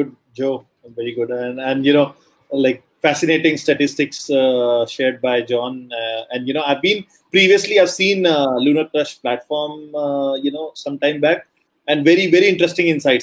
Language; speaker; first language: English; non-native, local second language; Hindi